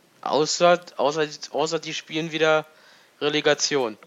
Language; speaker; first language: German; native; German